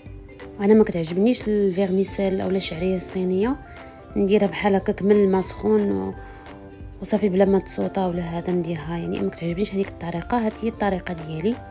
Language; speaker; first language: Arabic; native; Arabic